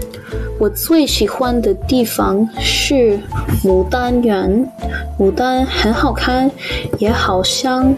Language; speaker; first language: Chinese; non-native, learner; English